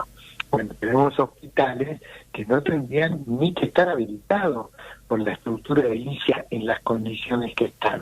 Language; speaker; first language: Spanish; native; Spanish